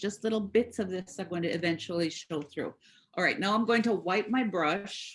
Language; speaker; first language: English; native; English